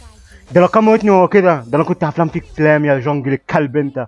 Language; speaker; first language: Arabic; native; Arabic